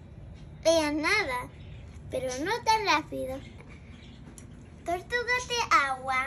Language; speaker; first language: Spanish; early bilingual, heritage; Spanish